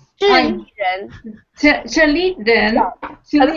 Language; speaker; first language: Chinese; non-native, learner; Spanish